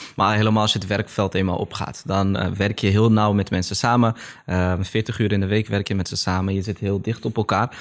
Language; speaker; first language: Dutch; early bilingual, other home language; Arabic